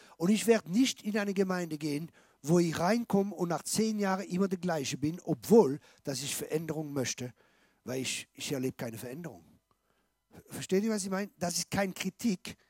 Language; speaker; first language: German; non-native, fluent; French